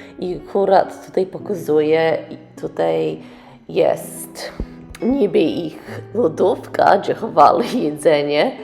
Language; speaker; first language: Polish; early bilingual, heritage; English